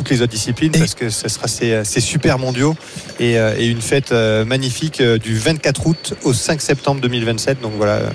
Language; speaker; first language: French; native; French